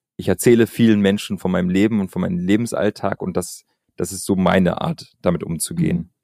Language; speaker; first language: German; early bilingual, other home language; Albanian